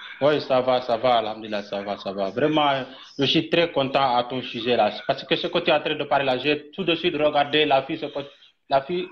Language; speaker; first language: French; non-native, local second language; Wolof